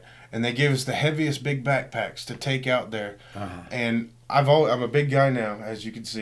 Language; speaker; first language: English; native; English